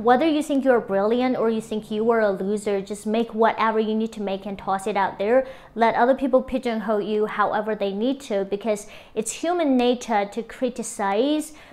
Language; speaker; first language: English; non-native, fluent; Chinese